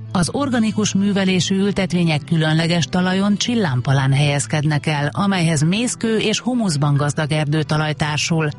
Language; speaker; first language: Hungarian; native; Hungarian